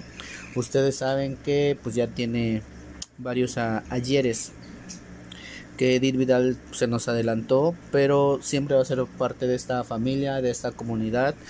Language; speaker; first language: Spanish; native; Spanish